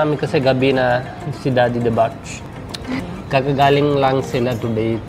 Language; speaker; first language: Filipino; non-native, learner; Punjabi